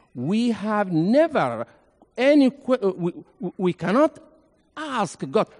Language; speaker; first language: English; non-native, fluent; Arabic